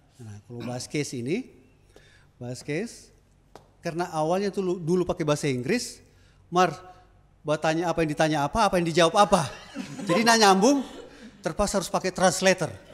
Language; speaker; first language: Indonesian; native; Indonesian